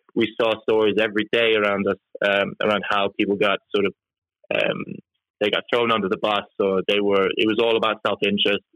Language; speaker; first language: English; non-native, fluent; Norwegian